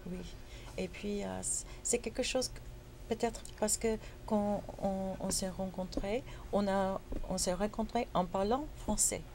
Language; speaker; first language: French; non-native, fluent; Spanish